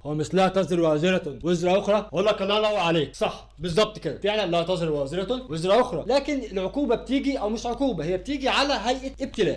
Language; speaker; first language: Arabic; native; Arabic